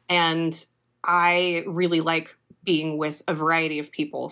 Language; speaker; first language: English; native; English